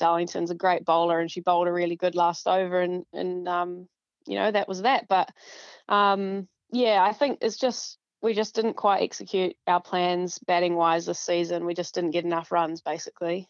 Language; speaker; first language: English; native; English